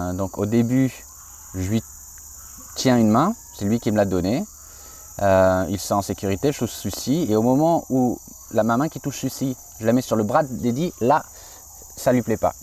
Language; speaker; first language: French; native; French